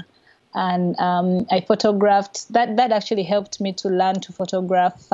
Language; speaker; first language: English; non-native, local second language; Ganda